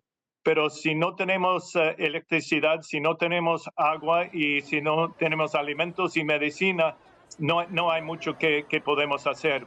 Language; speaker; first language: Spanish; non-native, fluent; English